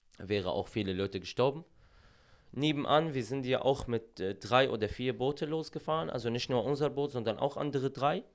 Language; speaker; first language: German; non-native, fluent; Arabic